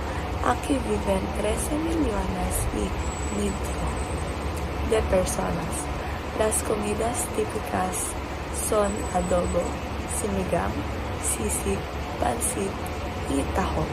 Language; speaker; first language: Spanish; non-native, learner; Filipino